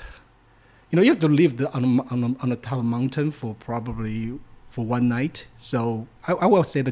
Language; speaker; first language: English; non-native, fluent; Chinese